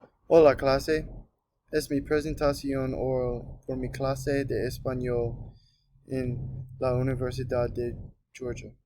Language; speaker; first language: Spanish; non-native, learner; English